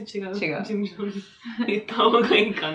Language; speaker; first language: Japanese; non-native, fluent; French